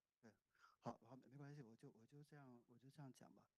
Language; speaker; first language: Chinese; native; Chinese